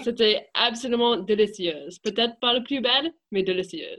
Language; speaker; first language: French; non-native, fluent; English